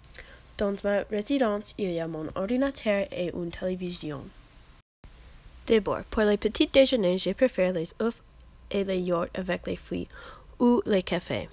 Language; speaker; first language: French; non-native, learner; English